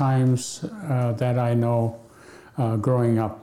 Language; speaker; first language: English; early bilingual, other home language; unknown